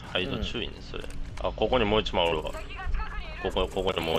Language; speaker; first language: Japanese; native; Japanese